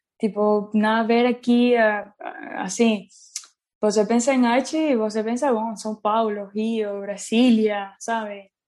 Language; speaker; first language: Portuguese; non-native, learner; Spanish